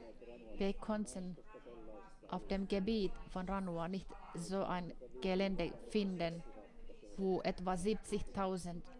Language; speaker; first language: German; non-native, fluent; Finnish